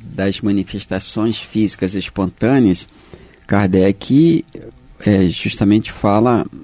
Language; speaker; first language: Portuguese; native; Portuguese